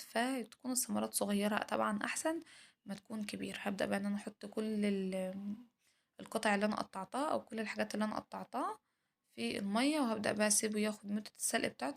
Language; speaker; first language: Arabic; native; Arabic